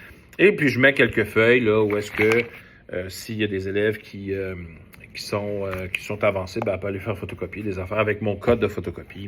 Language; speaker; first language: French; native; French